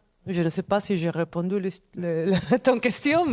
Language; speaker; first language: French; non-native, fluent; Spanish